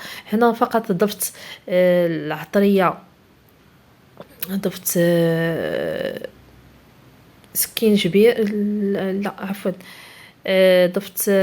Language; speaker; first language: Arabic; native; Arabic